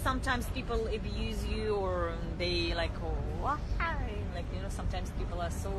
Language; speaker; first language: English; non-native, learner; Russian